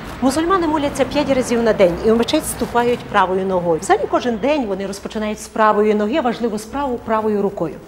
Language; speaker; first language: Ukrainian; native; Ukrainian